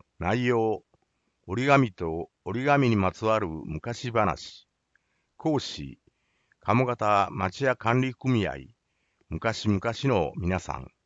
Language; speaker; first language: Japanese; native; Japanese